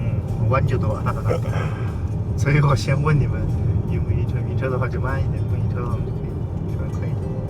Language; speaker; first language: Chinese; early bilingual, heritage; Indonesian